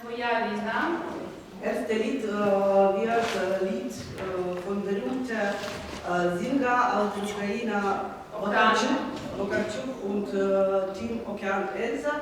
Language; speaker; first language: German; non-native, learner; Ukrainian